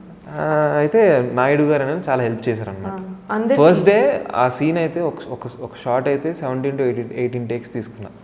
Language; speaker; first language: Telugu; native; Telugu